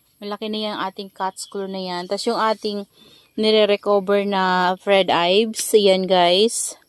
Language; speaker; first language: Filipino; native; Filipino